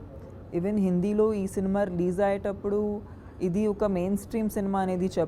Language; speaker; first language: Telugu; non-native, local second language; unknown